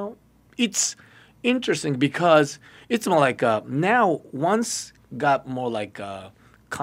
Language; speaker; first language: English; non-native, learner; Japanese